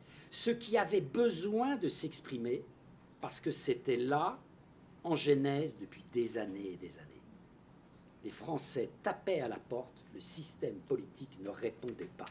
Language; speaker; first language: French; native; French